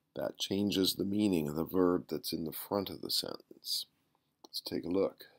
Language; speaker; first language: English; native; English